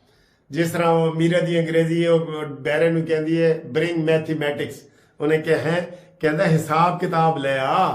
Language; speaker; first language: Hindi; non-native, local second language; Punjabi